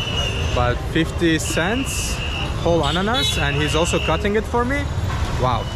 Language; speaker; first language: English; non-native, fluent; Azerbaijani